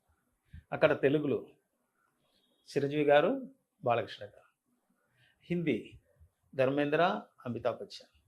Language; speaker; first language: Telugu; non-native, learner; Tamil